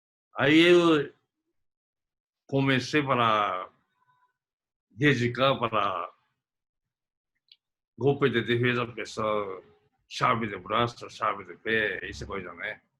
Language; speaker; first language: Portuguese; early bilingual, other home language; Japanese